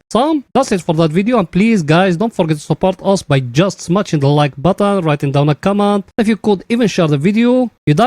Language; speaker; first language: English; non-native, fluent; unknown